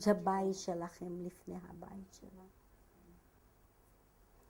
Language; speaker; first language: Hebrew; non-native, fluent; Hungarian